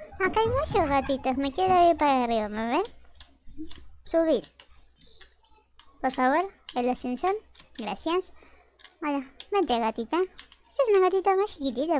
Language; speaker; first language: Spanish; native; Spanish